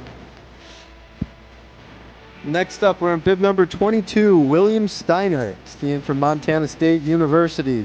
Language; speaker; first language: English; native; English